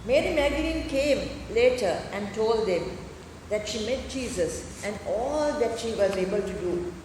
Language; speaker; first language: English; non-native, local second language; Sinhala